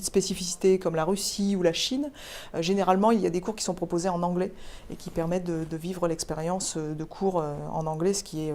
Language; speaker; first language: French; native; French